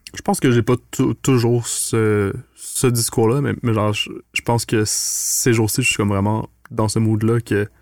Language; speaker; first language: French; native; French